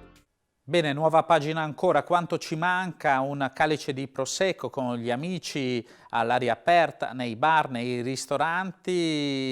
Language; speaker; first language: Italian; native; Italian